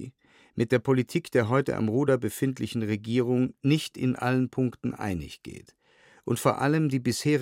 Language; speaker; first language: German; native; German